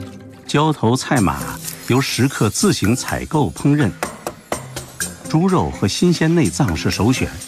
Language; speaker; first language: Chinese; native; Chinese